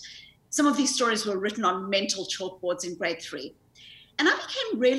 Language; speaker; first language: English; native; English